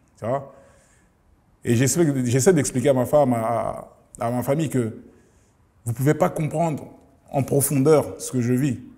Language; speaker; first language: French; early bilingual, other home language; Lingala